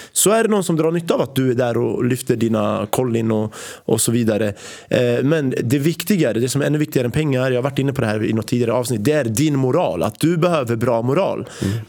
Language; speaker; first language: Swedish; early bilingual, other home language; Arabic